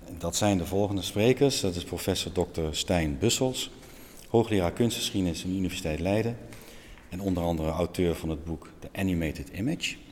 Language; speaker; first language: Dutch; native; Dutch